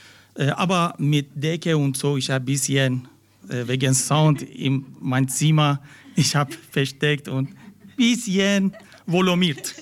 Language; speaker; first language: German; non-native, learner; Persian